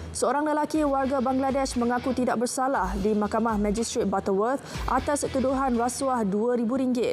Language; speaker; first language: Malay; native; Malay